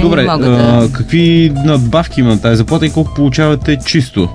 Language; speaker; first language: Bulgarian; native; Bulgarian